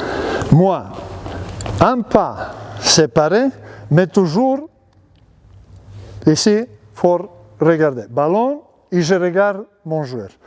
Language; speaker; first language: French; non-native, learner; Serbian